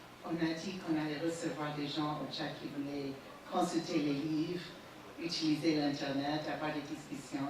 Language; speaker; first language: French; non-native, fluent; English